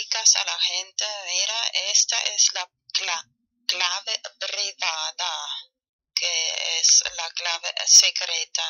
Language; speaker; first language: Spanish; non-native, fluent; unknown